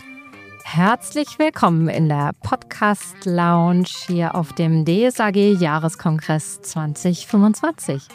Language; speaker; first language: German; native; German